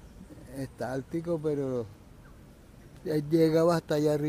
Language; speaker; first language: Spanish; native; Spanish